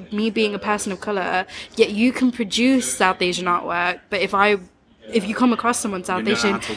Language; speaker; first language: English; early bilingual, other home language; Hindi